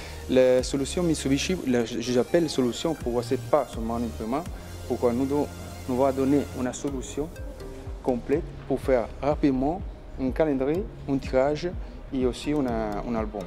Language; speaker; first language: French; non-native, learner; Spanish